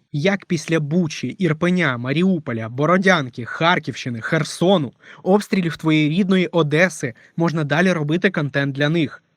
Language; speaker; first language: Ukrainian; non-native, local second language; Russian